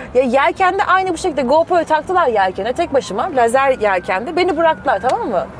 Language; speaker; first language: Turkish; early bilingual, other home language; Russian